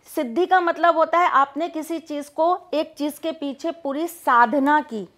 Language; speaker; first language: Hindi; native; Hindi